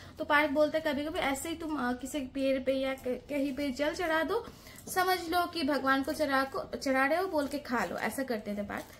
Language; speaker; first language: Hindi; non-native, local second language; Bangla